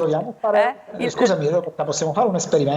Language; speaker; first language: Italian; native; Italian